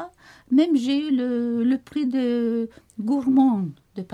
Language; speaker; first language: French; non-native, fluent; Turkish